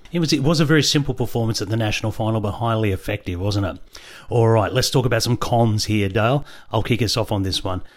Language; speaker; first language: English; native; English